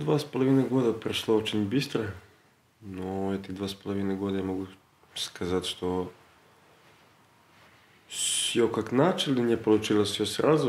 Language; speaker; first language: Russian; non-native, learner; Serbian